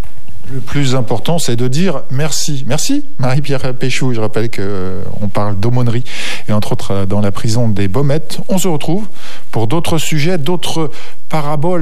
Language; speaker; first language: French; native; French